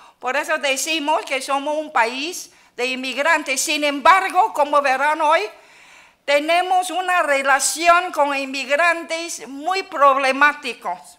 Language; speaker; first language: Spanish; non-native, fluent; Chinese